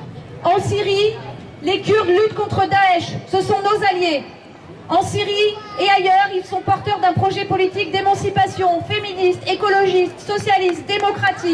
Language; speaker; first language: French; native; French